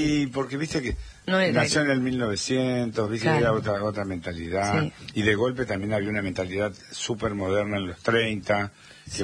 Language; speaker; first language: Spanish; native; Spanish